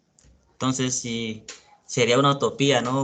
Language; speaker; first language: Spanish; native; Spanish